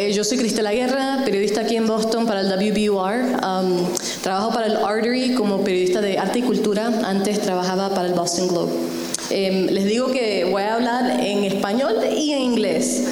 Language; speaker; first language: Spanish; early bilingual, other home language; English